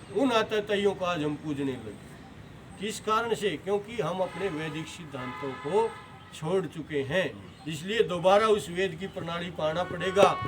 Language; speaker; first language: Hindi; native; Hindi